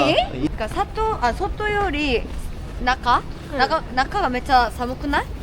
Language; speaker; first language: Japanese; non-native, learner; Korean